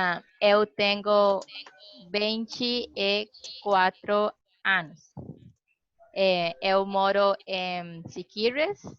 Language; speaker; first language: Portuguese; non-native, learner; Spanish